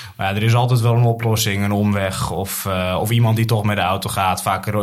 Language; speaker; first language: Dutch; native; Dutch